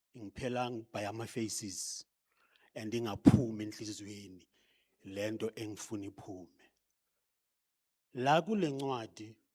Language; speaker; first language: Zulu; non-native, local second language; Xhosa